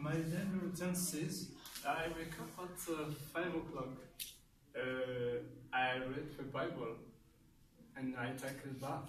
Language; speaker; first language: English; non-native, learner; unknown